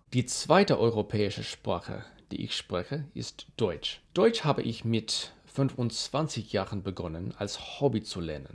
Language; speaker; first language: German; non-native, fluent; English